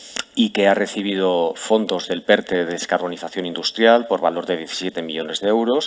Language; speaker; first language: Spanish; native; Spanish